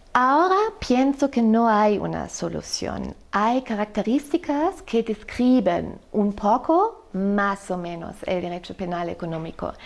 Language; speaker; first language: Spanish; non-native, fluent; German